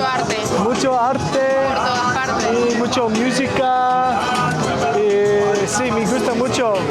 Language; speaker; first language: Spanish; non-native, learner; English